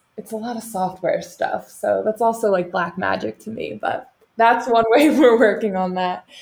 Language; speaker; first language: English; native; English